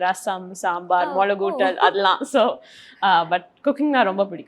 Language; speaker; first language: Tamil; early bilingual, heritage; Tamil